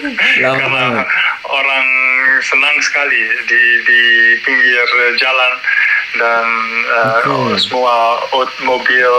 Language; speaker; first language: Indonesian; non-native, learner; Dutch